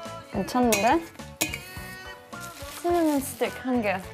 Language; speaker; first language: Korean; non-native, learner; German